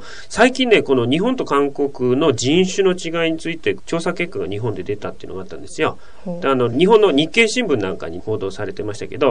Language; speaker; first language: Japanese; native; Japanese